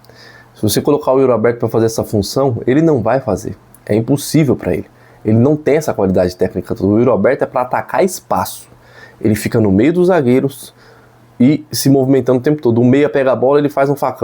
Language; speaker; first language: Portuguese; native; Portuguese